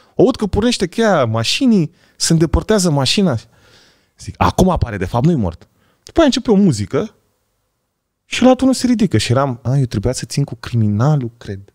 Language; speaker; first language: Romanian; native; Romanian